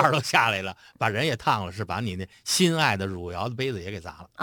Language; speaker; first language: Chinese; native; Chinese